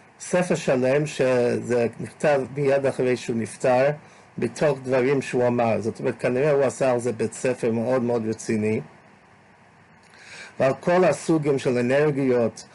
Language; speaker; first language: Hebrew; non-native, fluent; English